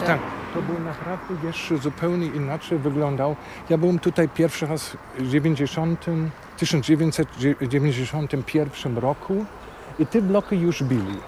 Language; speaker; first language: Polish; non-native, fluent; German